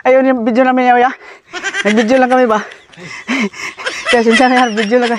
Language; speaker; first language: Filipino; non-native, local second language; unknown